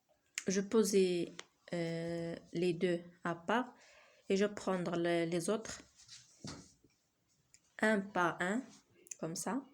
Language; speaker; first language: French; non-native, learner; Arabic